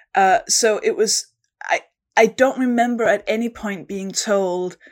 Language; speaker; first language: English; non-native, fluent; Danish